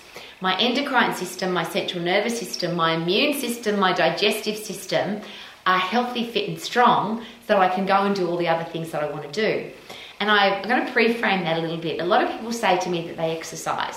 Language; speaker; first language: English; native; English